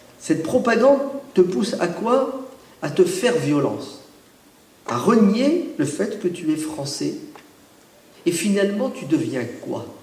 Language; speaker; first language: French; early bilingual, other home language; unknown